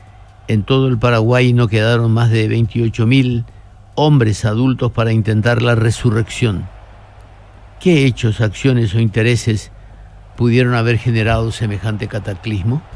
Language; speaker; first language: Spanish; native; Spanish